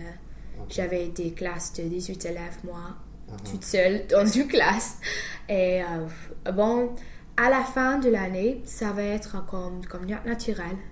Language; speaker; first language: French; non-native, fluent; English